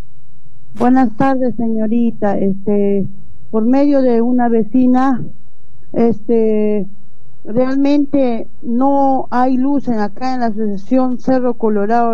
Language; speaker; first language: Spanish; native; Spanish